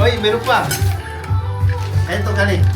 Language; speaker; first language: Filipino; native; Filipino